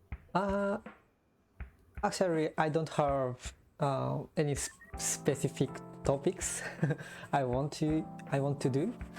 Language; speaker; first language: English; non-native, learner; Japanese